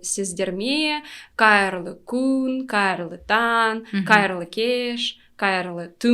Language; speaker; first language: Kazakh; non-native, learner; Russian